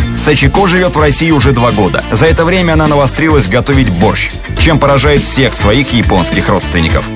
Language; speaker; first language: Russian; native; Russian